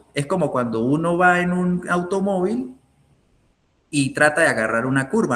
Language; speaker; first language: Spanish; native; Spanish